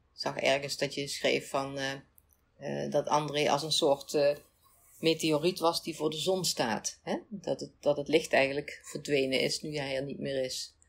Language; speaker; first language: Dutch; native; Dutch